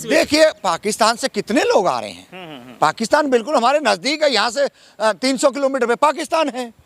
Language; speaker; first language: Hindi; native; Hindi